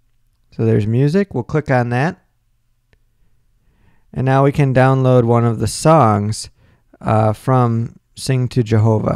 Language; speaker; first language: English; native; English